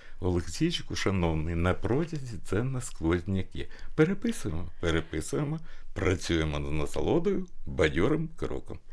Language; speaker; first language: Ukrainian; native; Ukrainian